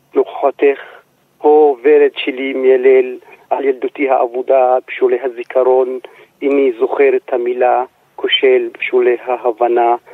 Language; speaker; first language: Hebrew; non-native, local second language; Arabic